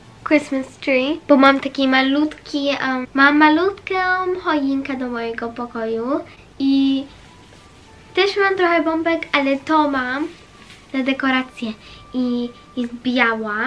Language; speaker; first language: Polish; early bilingual, heritage; Polish